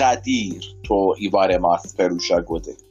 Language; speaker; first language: Japanese; non-native, fluent; Persian